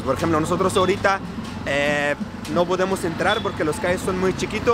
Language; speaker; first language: Spanish; non-native, fluent; Arabic